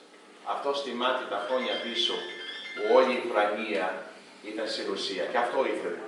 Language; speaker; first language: Greek; early bilingual, heritage; English